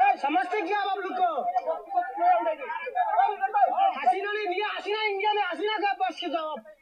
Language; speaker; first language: Hindi; non-native, learner; Bangla